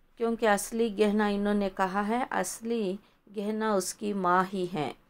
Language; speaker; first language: Hindi; non-native, local second language; Kannada